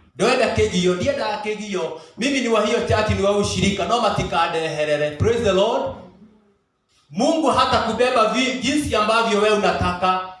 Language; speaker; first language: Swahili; non-native, local second language; Kikuyu